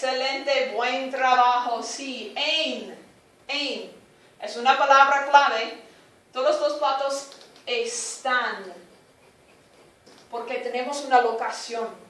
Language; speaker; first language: Spanish; non-native, fluent; English